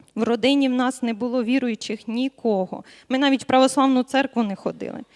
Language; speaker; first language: Ukrainian; native; Ukrainian